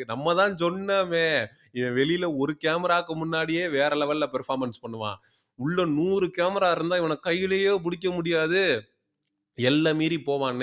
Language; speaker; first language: Tamil; native; Tamil